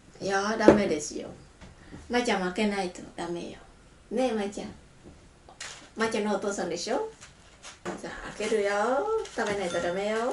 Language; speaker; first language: Japanese; non-native, learner; Vietnamese